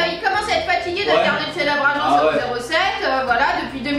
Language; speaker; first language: French; native; French